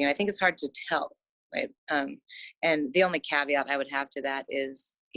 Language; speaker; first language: English; native; English